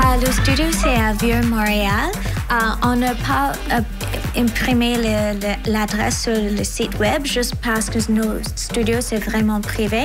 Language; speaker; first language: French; non-native, learner; English